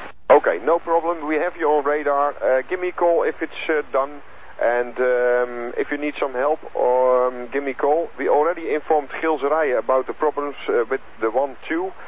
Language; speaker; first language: English; non-native, fluent; Dutch